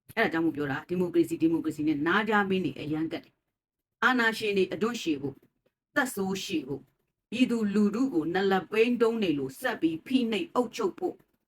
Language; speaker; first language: Burmese; native; Burmese